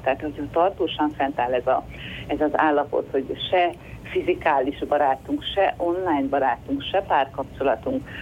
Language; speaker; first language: Hungarian; native; Hungarian